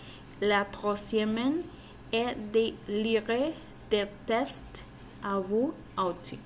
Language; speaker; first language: French; non-native, learner; Spanish